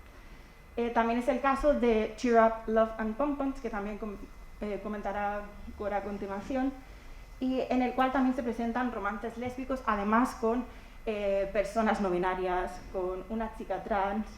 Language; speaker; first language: Spanish; native; Spanish